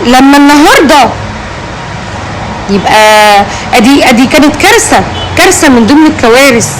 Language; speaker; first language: Arabic; native; Arabic